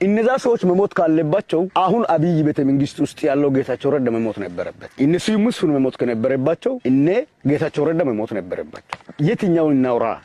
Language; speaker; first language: Amharic; non-native, local second language; Afar